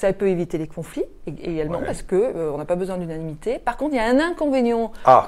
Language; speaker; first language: French; native; French